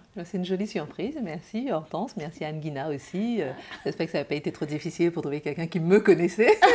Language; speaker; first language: French; non-native, local second language; Guadeloupean Creole French